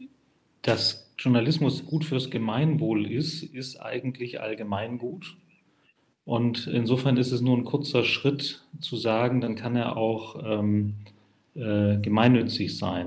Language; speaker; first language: German; native; German